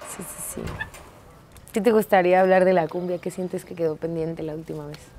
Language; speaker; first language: Spanish; native; Spanish